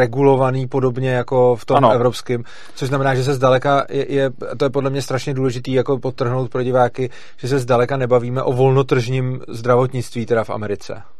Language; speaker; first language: Czech; native; Czech